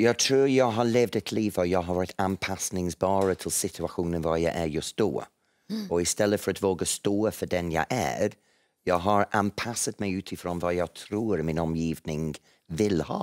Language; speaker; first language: Swedish; non-native, fluent; English